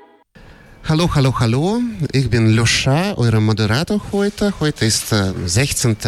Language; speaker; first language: German; non-native, fluent; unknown